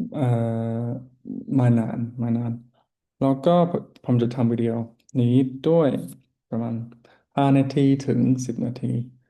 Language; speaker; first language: Thai; non-native, learner; English